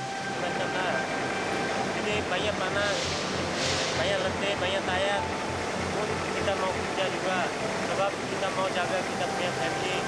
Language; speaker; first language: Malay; non-native, learner; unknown